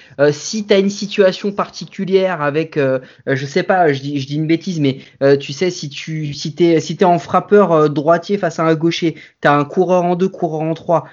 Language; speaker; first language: French; native; French